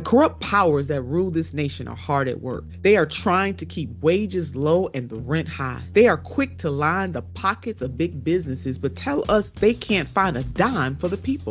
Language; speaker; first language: English; native; English